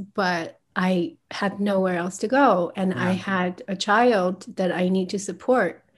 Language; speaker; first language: English; early bilingual, other home language; Chinese